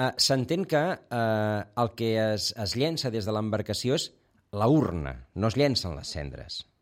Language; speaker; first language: Catalan; native; Catalan